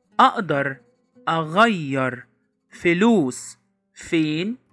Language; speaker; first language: Arabic; non-native, fluent; Portuguese